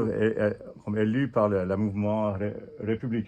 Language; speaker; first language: French; non-native, fluent; English